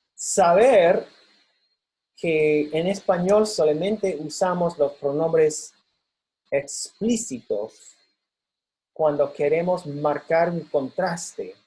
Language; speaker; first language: Spanish; non-native, fluent; English